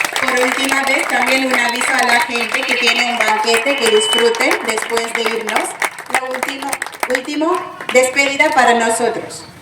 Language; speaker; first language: Spanish; non-native, fluent; Telugu